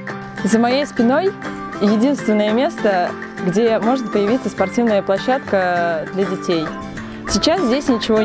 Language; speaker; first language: Russian; native; Russian